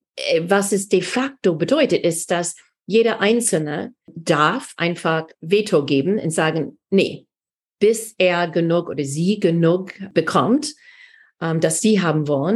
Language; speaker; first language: German; non-native, fluent; English